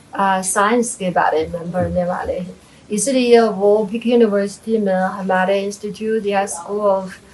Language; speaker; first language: Hindi; non-native, fluent; Chinese